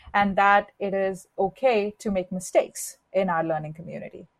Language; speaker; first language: English; non-native, local second language; Hindi